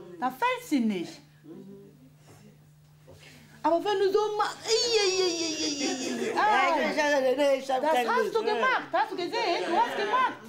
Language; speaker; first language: German; non-native, fluent; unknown